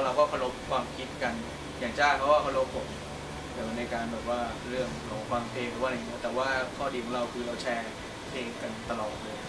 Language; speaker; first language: Thai; native; Thai